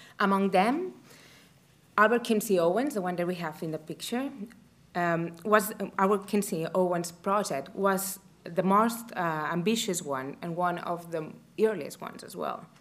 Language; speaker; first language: English; non-native, fluent; Catalan